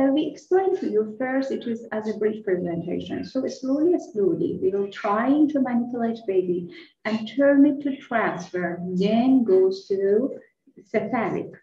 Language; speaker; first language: English; non-native, fluent; Persian